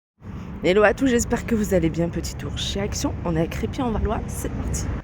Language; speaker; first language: French; native; French